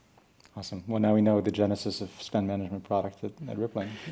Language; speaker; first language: English; native; English